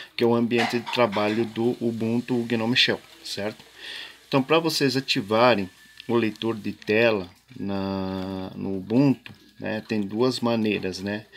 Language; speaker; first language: Portuguese; native; Portuguese